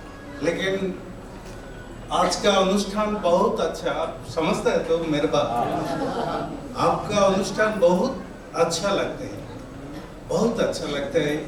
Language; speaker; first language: Hindi; non-native, local second language; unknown